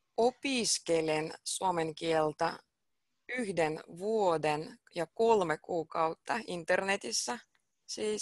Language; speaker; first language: Finnish; non-native, fluent; Russian